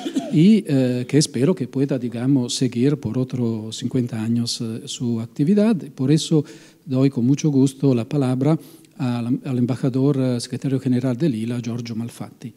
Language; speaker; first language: Spanish; non-native, fluent; Italian